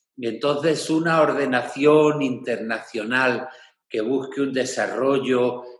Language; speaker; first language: Spanish; native; Spanish